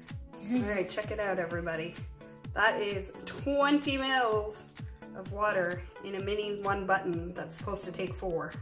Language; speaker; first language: English; native; English